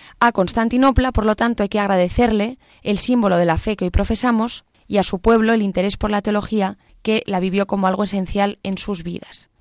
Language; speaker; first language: Spanish; native; Spanish